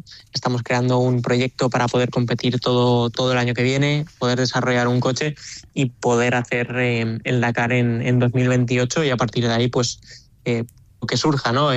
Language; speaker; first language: Spanish; native; Spanish